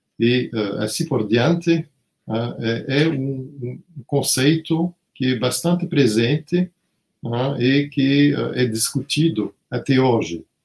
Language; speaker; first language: Portuguese; non-native, fluent; French